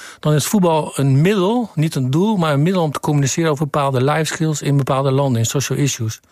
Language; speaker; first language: Dutch; native; Dutch